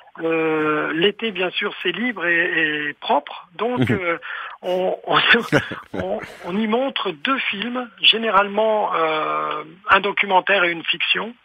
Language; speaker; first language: French; native; French